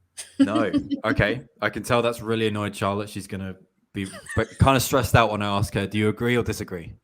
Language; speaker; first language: English; native; English